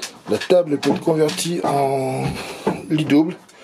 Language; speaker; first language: French; native; French